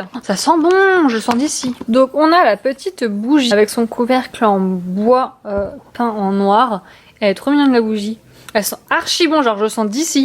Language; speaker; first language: French; native; French